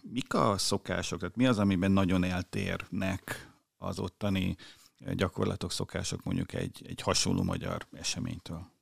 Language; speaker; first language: Hungarian; native; Hungarian